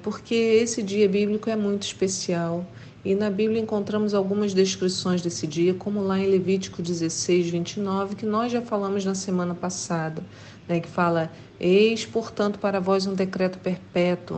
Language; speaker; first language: Portuguese; native; Portuguese